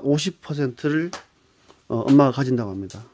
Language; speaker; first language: Korean; native; Korean